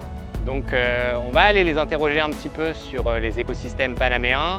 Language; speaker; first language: French; native; French